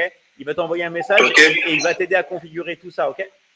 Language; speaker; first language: French; native; French